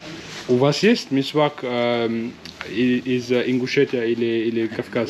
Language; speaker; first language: Russian; non-native, learner; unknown